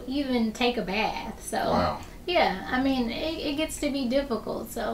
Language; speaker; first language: English; native; English